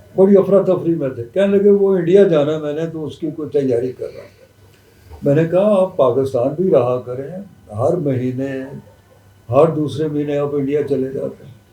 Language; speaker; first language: Urdu; non-native, local second language; Punjabi